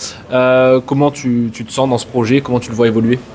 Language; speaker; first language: French; native; French